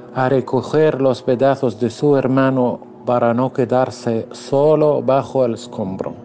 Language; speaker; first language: Spanish; non-native, fluent; Arabic